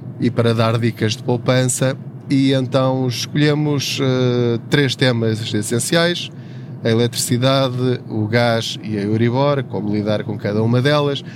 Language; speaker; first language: Portuguese; native; Portuguese